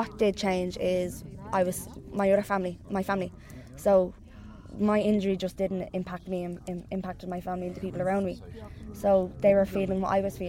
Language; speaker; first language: English; native; English